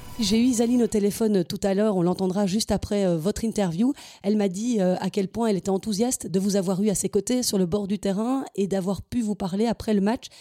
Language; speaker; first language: French; native; French